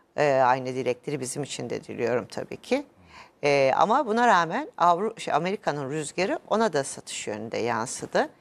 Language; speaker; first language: Turkish; native; Turkish